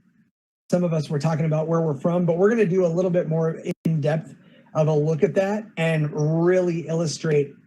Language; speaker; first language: English; native; English